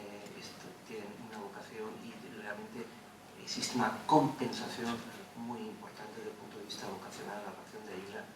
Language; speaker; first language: Spanish; native; Spanish